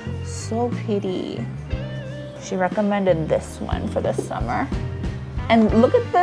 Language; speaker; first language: English; early bilingual, other home language; Korean